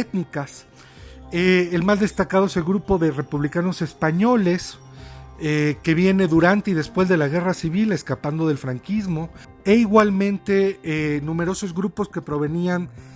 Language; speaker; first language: Spanish; native; Spanish